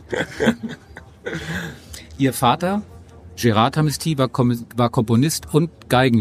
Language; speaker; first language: German; native; German